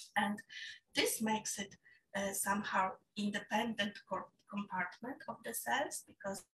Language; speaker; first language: English; non-native, fluent; Polish